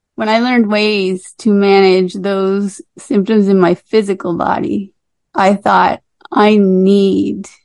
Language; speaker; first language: English; native; English